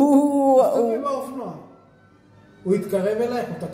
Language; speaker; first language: Hebrew; native; Hebrew